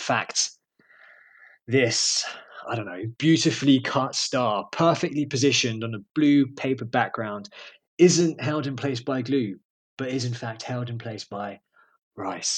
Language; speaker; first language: English; native; English